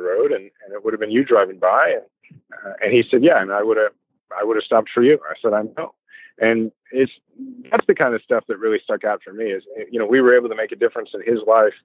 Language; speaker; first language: English; native; English